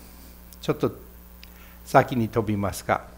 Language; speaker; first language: Japanese; non-native, fluent; English